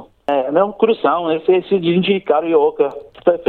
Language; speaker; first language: Portuguese; non-native, learner; English